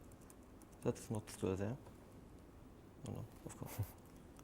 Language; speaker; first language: English; non-native, fluent; German